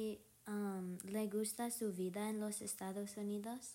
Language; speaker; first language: Spanish; non-native, learner; English